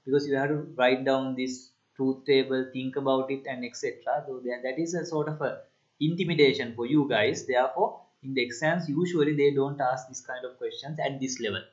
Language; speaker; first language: English; non-native, local second language; Sinhala